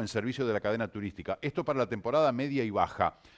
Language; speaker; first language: Spanish; native; Spanish